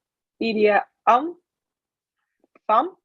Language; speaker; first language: French; non-native, learner; Chinese